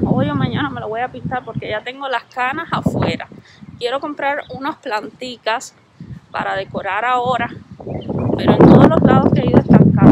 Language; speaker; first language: Spanish; native; Spanish